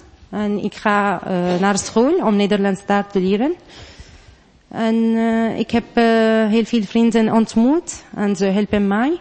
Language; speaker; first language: Dutch; non-native, learner; Arabic